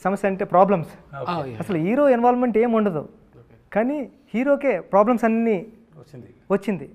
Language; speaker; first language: Telugu; native; Telugu